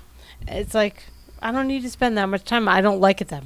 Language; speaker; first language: English; native; English